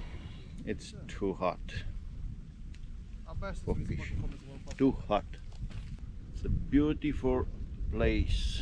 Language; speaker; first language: English; non-native, learner; Romanian